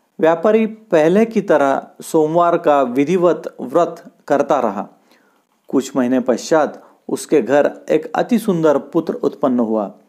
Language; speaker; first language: Hindi; non-native, local second language; Marathi